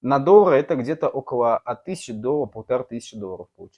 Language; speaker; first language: Russian; native; Russian